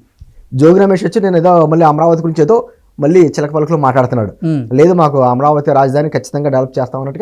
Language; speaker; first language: Telugu; native; Telugu